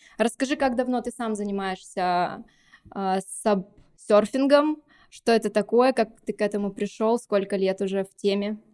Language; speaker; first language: Russian; native; Russian